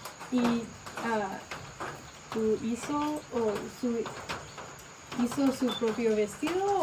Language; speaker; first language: Spanish; non-native, learner; English